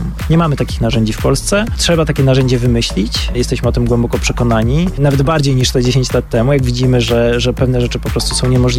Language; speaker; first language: Polish; native; Polish